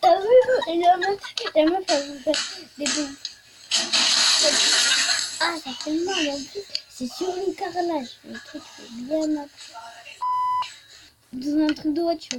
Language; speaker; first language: French; native; French